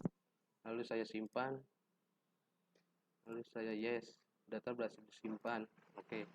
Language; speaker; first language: Indonesian; native; Indonesian